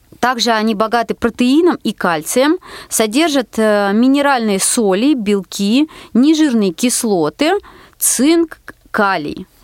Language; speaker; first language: Russian; native; Russian